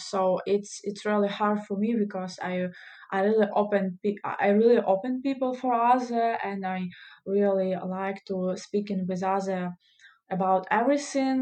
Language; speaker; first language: English; non-native, learner; Russian